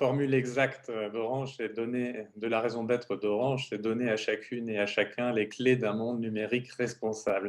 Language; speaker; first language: French; native; French